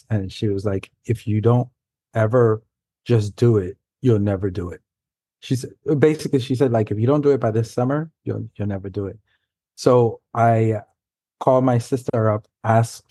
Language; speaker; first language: English; early bilingual, other home language; Spanish